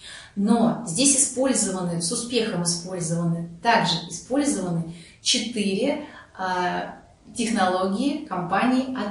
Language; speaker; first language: Russian; native; Russian